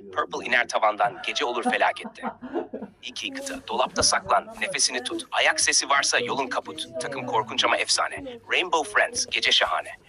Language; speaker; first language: Turkish; native; Turkish